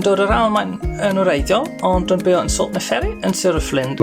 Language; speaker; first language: Welsh; non-native, learner; German